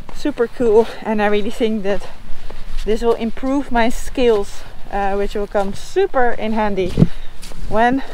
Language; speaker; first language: English; non-native, fluent; Dutch